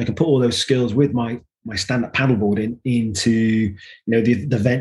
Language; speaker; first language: English; native; English